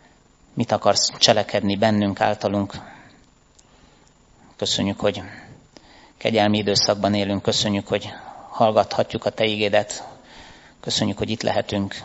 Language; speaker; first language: Hungarian; native; Hungarian